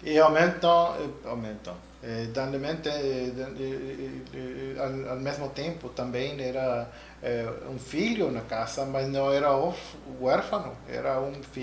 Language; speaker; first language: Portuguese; non-native, learner; Spanish